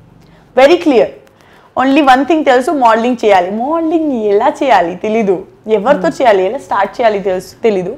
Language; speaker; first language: Telugu; non-native, learner; Gujarati